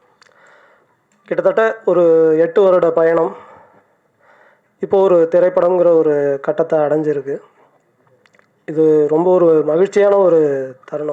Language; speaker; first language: Tamil; native; Tamil